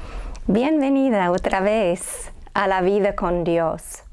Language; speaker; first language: Spanish; non-native, fluent; English